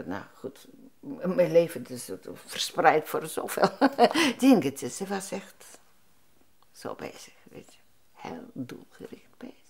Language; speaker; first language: Dutch; non-native, fluent; Russian